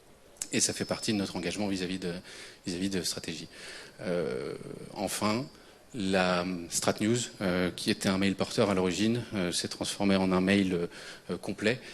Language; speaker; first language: French; native; French